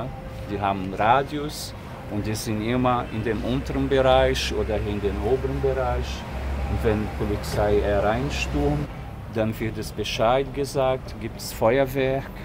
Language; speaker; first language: German; non-native, fluent; Portuguese